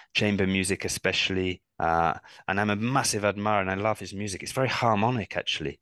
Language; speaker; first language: English; native; English